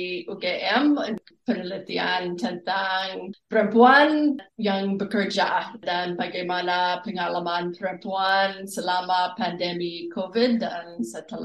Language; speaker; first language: Indonesian; non-native, fluent; English